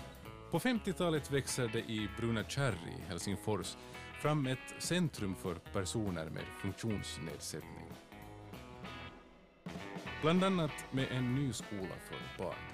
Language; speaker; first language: Swedish; native; Swedish